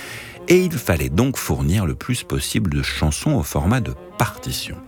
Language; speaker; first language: French; native; French